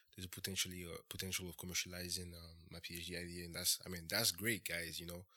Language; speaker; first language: English; early bilingual, heritage; French